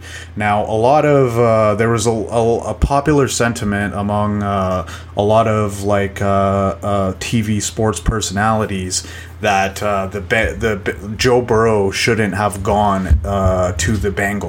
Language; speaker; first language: English; native; English